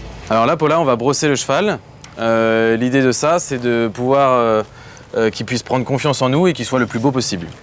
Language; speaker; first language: French; native; French